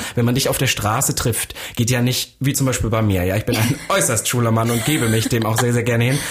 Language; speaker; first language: German; native; German